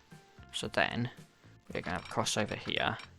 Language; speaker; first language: English; native; English